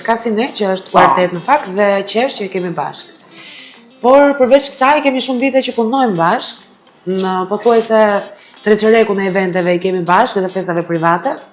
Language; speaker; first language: Albanian; native; Albanian